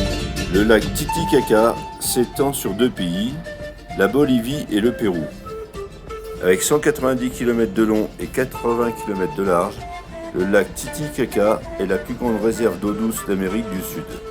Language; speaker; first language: French; native; French